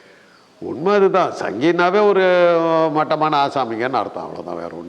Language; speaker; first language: Tamil; native; Tamil